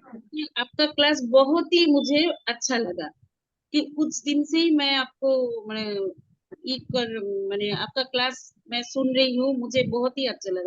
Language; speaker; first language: Hindi; non-native, local second language; Bangla